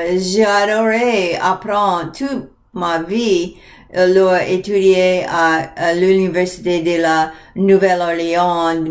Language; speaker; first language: French; non-native, learner; English